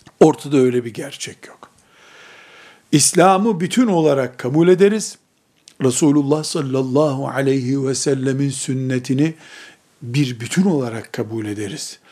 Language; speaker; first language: Turkish; native; Turkish